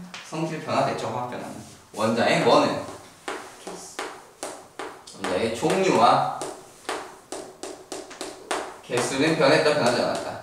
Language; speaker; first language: Korean; native; Korean